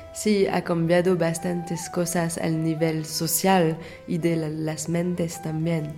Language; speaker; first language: Spanish; non-native, fluent; French